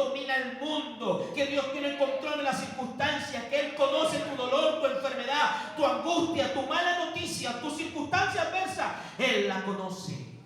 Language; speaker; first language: Spanish; native; Spanish